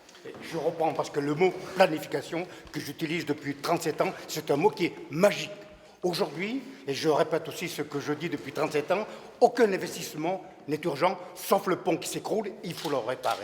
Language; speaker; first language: French; native; French